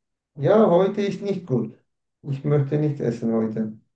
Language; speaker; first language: German; non-native, learner; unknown